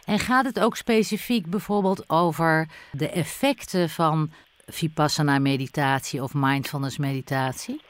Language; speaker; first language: Dutch; native; Dutch